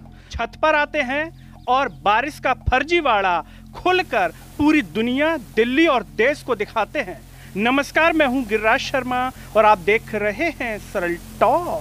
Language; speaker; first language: Hindi; native; Hindi